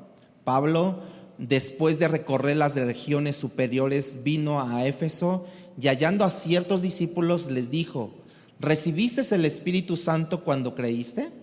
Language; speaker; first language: Spanish; native; Spanish